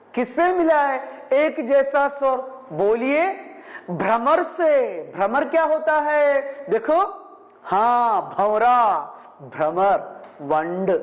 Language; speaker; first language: Hindi; non-native, local second language; Malayalam